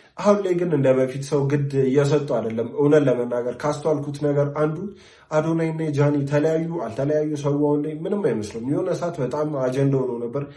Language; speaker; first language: Amharic; native; Amharic